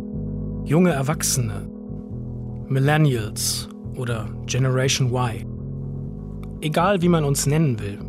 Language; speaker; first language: German; native; German